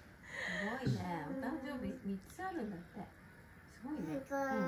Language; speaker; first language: Japanese; native; Japanese